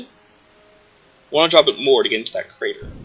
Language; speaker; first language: English; native; English